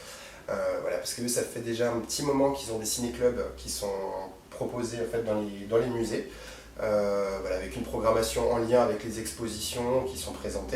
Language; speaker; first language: French; native; French